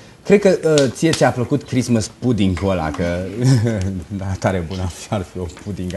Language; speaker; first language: Romanian; native; Romanian